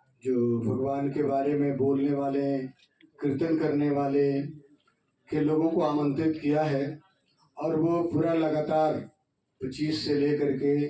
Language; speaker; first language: Hindi; native; Hindi